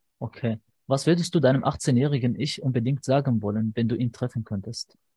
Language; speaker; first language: German; native; German